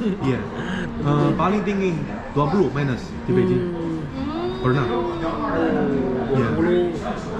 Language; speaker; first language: Indonesian; non-native, learner; Chinese